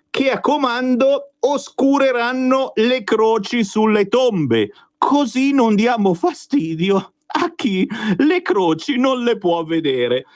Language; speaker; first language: Italian; native; Italian